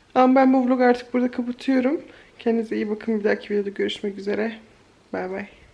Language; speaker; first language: Turkish; early bilingual, heritage; Turkish